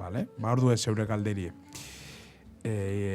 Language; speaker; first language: Basque; native; Basque